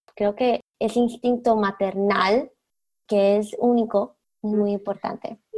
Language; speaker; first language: Spanish; native; Spanish